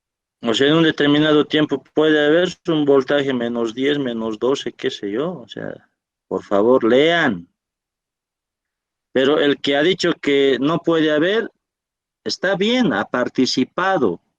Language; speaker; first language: Spanish; native; Spanish